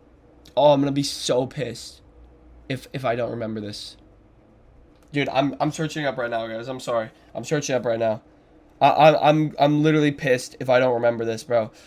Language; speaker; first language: English; native; English